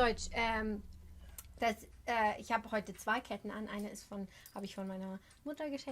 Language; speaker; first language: German; early bilingual, other home language; English